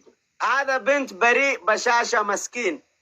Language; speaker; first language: Arabic; non-native, learner; Oromo